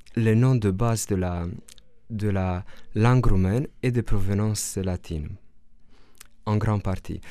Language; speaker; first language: French; non-native, fluent; Romanian